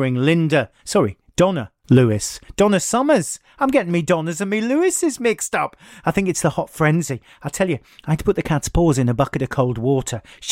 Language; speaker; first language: English; native; English